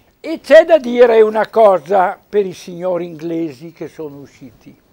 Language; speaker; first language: Italian; native; Italian